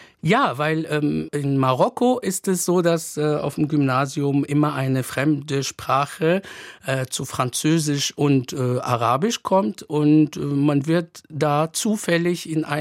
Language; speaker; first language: German; non-native, fluent; Arabic